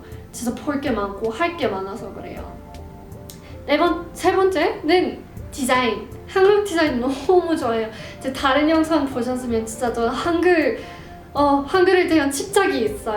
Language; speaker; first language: Korean; non-native, fluent; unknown